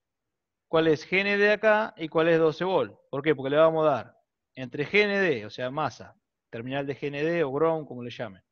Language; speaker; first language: Spanish; native; Spanish